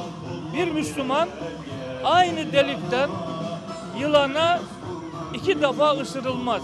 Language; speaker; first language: Turkish; native; Turkish